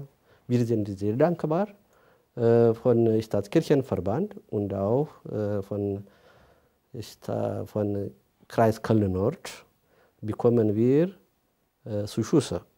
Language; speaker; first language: German; non-native, learner; Amharic